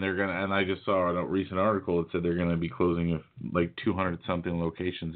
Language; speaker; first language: English; native; English